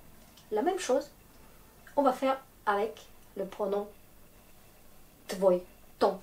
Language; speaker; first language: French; non-native, fluent; Russian